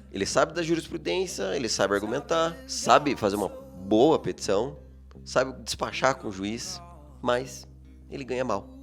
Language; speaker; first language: Portuguese; native; Portuguese